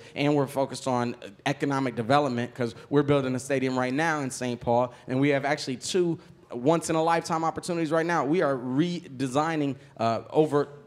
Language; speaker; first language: English; native; English